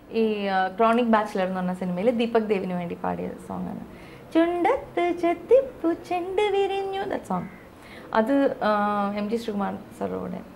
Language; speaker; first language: Malayalam; non-native, local second language; Tamil